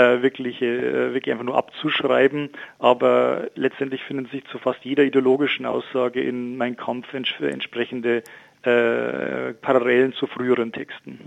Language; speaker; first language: German; native; German